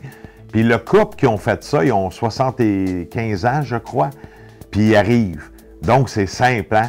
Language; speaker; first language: French; native; French